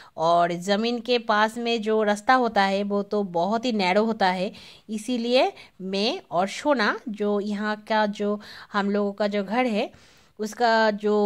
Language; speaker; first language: Hindi; non-native, local second language; Bangla